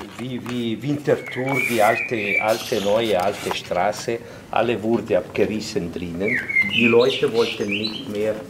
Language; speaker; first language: German; non-native, local second language; Italian